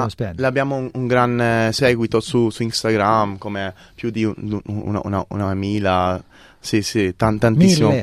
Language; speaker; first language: Italian; early bilingual, heritage; English